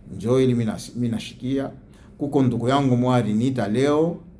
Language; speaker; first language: French; non-native, local second language; Swahili